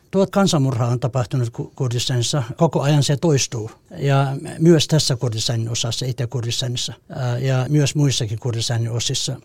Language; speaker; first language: Finnish; non-native, fluent; Kurdish